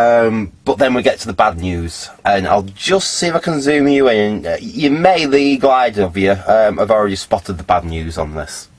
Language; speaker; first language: English; native; English